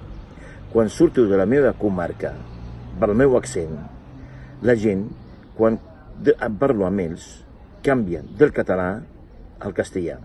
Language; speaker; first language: Catalan; non-native, fluent; Arabic